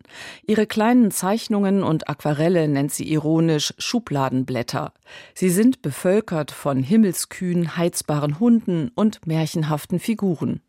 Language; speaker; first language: German; native; German